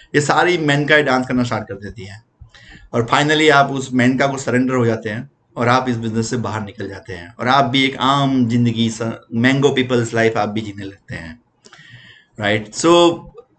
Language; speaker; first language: Hindi; non-native, local second language; Gujarati